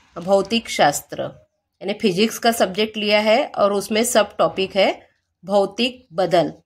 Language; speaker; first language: Hindi; non-native, local second language; Marathi